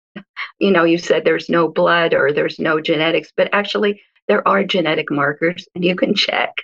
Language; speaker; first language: English; early bilingual, other home language; Hebrew